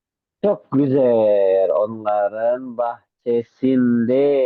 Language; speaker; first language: Turkish; non-native, fluent; Indonesian